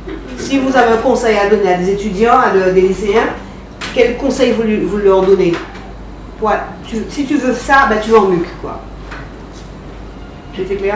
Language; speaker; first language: French; native; French